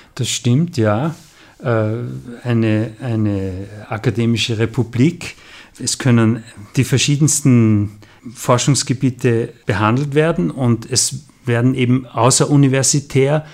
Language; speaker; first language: German; native; German